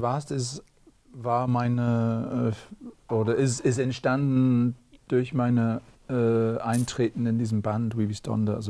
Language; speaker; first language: German; non-native, fluent; English